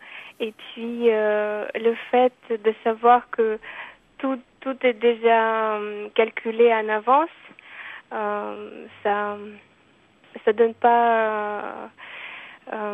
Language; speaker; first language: French; non-native, fluent; Kyrgyz